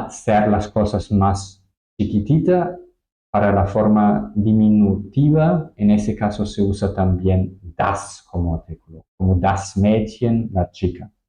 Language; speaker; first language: Spanish; non-native, fluent; German